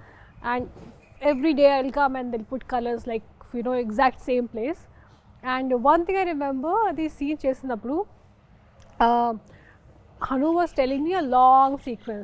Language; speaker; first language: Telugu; non-native, local second language; Hindi